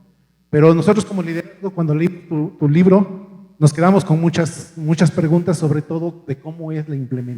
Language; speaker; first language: Spanish; native; Spanish